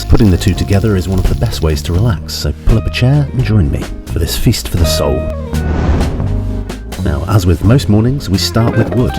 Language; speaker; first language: English; native; English